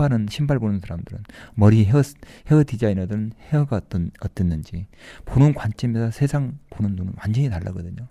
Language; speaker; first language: Korean; native; Korean